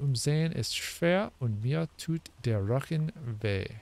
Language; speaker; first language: German; non-native, learner; English